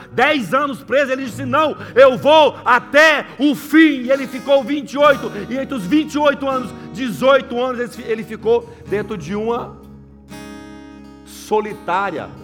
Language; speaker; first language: Portuguese; native; Portuguese